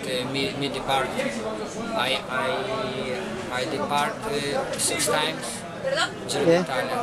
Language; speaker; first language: English; non-native, learner; Ukrainian